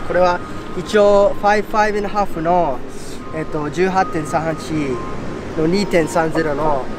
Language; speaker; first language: Japanese; early bilingual, other home language; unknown